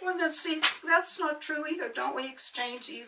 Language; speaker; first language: English; native; English